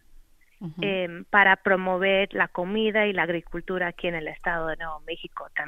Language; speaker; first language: Spanish; native; Spanish